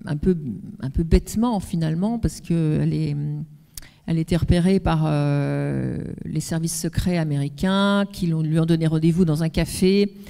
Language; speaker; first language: French; native; French